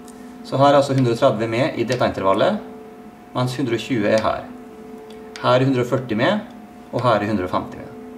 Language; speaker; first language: Norwegian; native; Norwegian